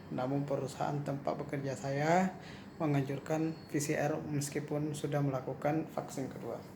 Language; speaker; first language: Indonesian; non-native, local second language; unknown